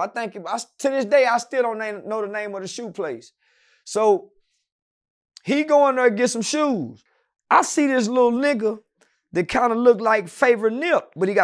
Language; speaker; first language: English; native; English